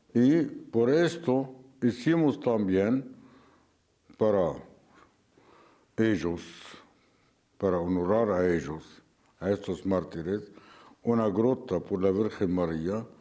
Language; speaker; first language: Spanish; non-native, fluent; Arabic